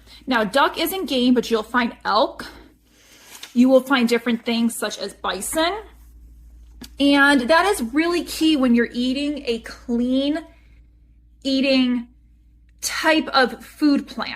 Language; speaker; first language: English; native; English